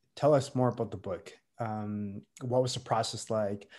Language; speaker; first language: English; native; English